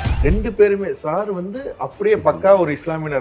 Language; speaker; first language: Tamil; native; Tamil